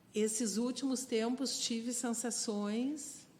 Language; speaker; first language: Portuguese; non-native, fluent; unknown